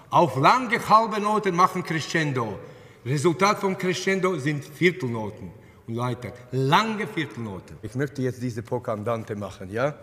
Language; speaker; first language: German; non-native, fluent; Latvian